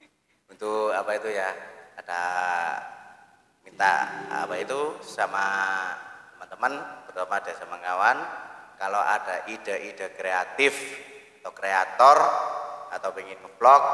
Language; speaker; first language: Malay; non-native, local second language; Javanese